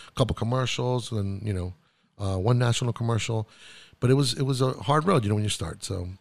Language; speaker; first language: English; non-native, fluent; Spanish